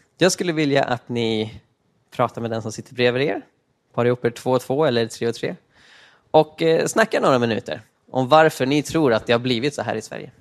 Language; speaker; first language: Swedish; native; Swedish